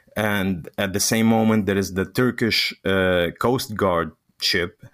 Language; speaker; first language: English; non-native, fluent; Arabic